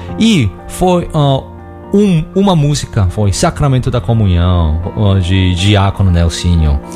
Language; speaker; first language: Portuguese; non-native, learner; Korean